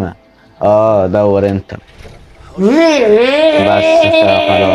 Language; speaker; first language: Arabic; native; Arabic